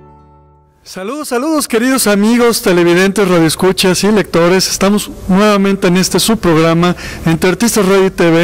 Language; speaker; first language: Spanish; native; Spanish